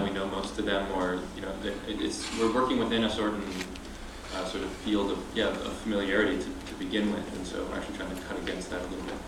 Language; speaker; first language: English; native; English